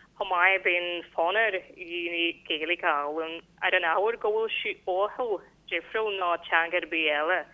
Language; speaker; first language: Irish; non-native, fluent; Polish